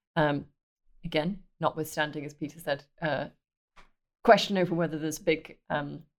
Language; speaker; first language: English; native; English